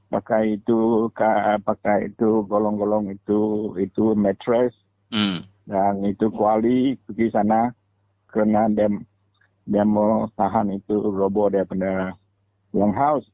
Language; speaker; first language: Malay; non-native, local second language; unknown